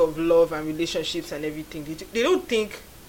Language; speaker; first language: English; non-native, local second language; Igbo